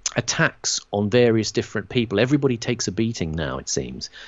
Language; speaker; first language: English; native; English